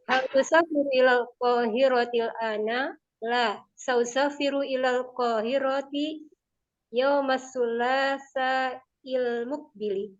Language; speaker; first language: Arabic; non-native, learner; Indonesian